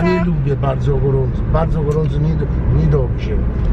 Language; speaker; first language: Polish; non-native, learner; Italian